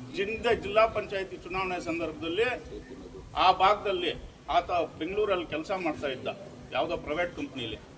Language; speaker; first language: Kannada; native; Kannada